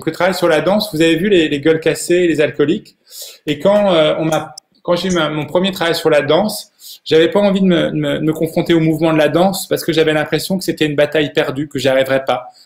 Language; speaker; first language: French; native; French